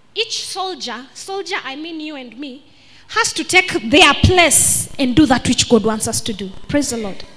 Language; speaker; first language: English; non-native, local second language; Swahili